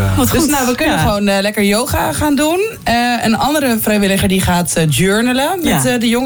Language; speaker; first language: Dutch; native; Dutch